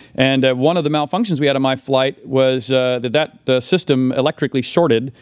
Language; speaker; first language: English; native; English